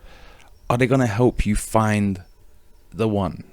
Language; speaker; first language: English; native; English